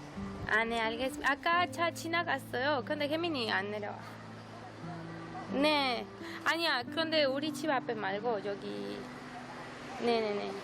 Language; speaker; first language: Korean; non-native, learner; Spanish